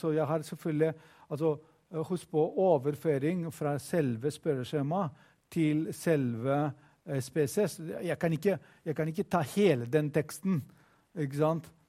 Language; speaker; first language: Norwegian; non-native, fluent; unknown